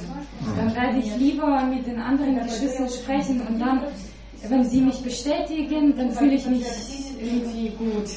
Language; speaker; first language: German; non-native, fluent; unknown